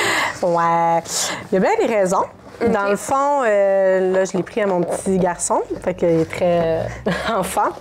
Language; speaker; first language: French; native; French